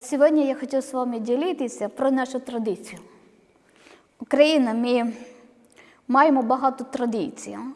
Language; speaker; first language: Ukrainian; non-native, learner; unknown